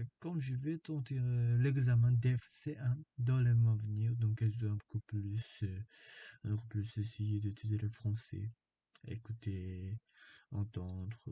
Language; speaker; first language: French; non-native, fluent; Korean